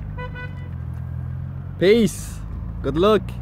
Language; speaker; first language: English; native; English